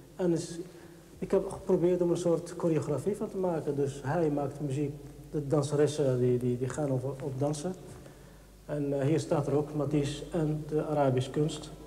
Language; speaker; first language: Dutch; non-native, fluent; Arabic